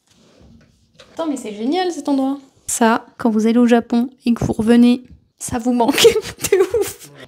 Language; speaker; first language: French; native; French